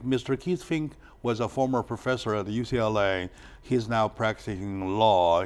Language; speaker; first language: English; non-native, fluent; Chinese